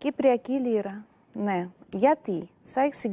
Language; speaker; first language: Greek; non-native, learner; Russian